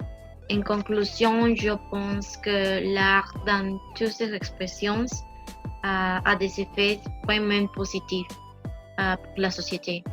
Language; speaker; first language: French; non-native, learner; Spanish